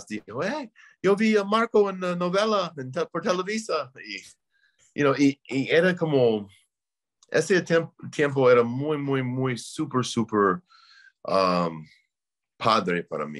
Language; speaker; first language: Spanish; non-native, learner; English